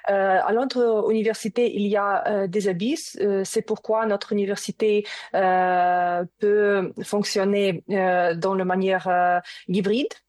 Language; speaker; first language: French; non-native, learner; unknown